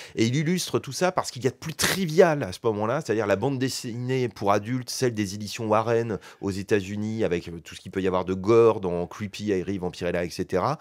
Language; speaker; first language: French; native; French